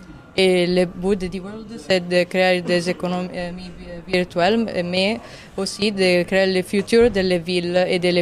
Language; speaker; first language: French; non-native, fluent; Italian